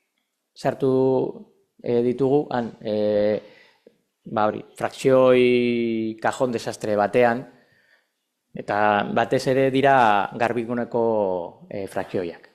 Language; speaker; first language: Basque; non-native, local second language; Spanish